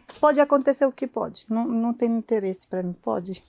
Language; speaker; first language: Portuguese; non-native, learner; Arabic